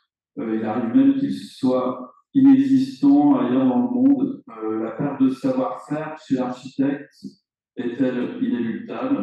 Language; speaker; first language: French; native; French